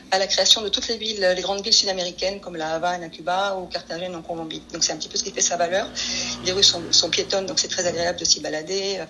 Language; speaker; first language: French; early bilingual, other home language; Spanish